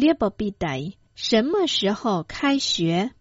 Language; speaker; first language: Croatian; non-native, fluent; Chinese